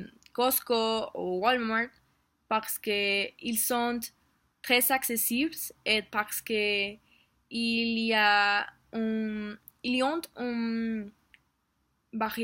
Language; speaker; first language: French; non-native, learner; Spanish